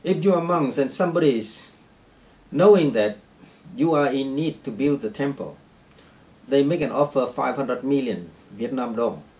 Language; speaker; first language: English; non-native, fluent; Vietnamese